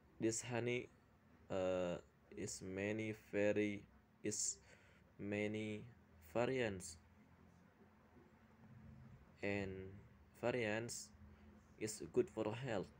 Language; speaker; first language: English; non-native, learner; Indonesian